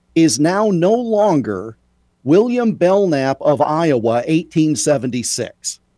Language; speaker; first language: English; native; English